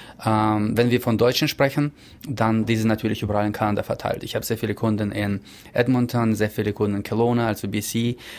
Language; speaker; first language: German; early bilingual, heritage; German